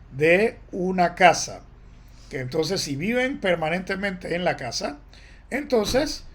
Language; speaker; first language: Spanish; native; Spanish